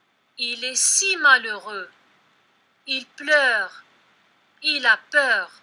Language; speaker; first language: French; non-native, local second language; Arabic